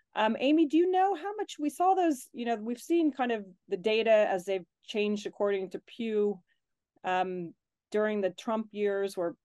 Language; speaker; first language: English; native; English